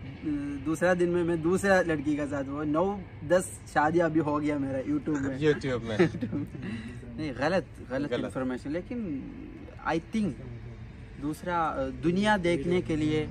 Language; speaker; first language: Hindi; non-native, local second language; Malayalam